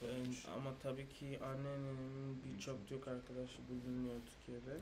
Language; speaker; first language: Turkish; non-native, fluent; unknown